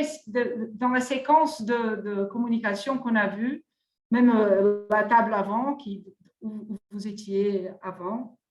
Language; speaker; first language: French; non-native, fluent; Portuguese